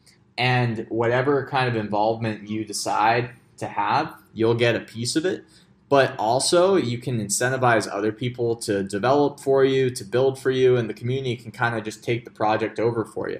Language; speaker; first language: English; native; English